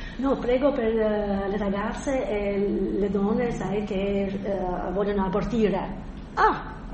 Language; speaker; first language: Italian; non-native, fluent; Albanian